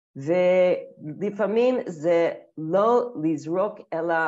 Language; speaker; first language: Hebrew; non-native, fluent; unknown